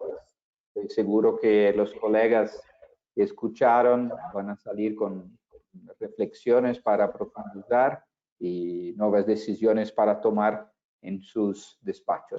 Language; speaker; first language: Spanish; non-native, fluent; Portuguese